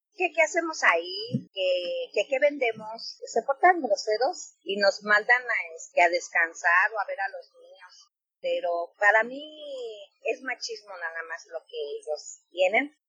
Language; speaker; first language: Spanish; native; Spanish